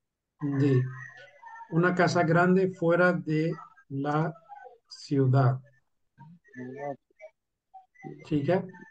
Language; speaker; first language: Spanish; non-native, fluent; Urdu